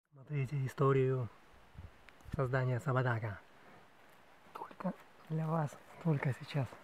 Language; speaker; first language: Russian; native; Russian